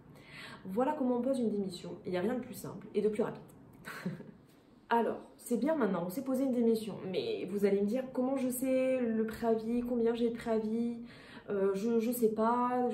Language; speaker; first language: French; native; French